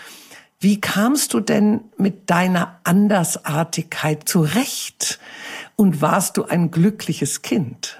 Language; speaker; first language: German; native; German